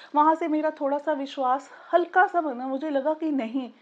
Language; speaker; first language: Hindi; native; Hindi